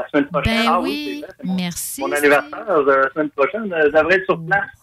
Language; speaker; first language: French; native; French